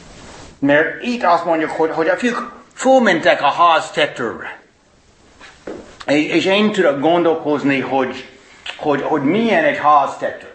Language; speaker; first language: Hungarian; non-native, fluent; English